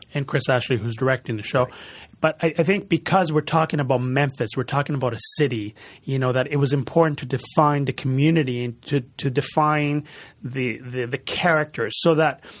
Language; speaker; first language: English; early bilingual, other home language; Spanish